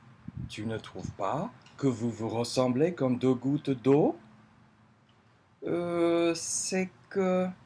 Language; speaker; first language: French; non-native, fluent; English